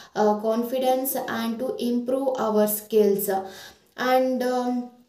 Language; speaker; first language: English; non-native, local second language; Kannada